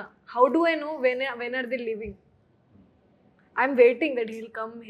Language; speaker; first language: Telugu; non-native, fluent; Hindi